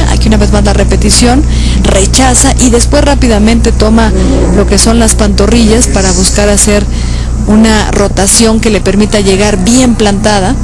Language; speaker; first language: Spanish; native; Spanish